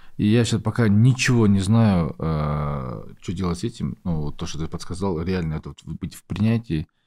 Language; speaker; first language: Russian; non-native, local second language; Kazakh